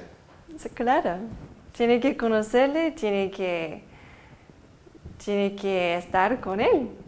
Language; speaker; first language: Spanish; early bilingual, heritage; Spanish